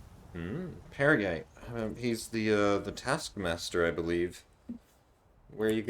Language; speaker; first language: English; native; English